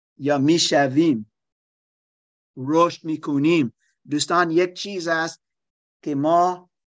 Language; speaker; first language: Persian; non-native, learner; German